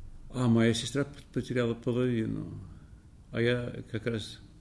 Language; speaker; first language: Russian; non-native, fluent; English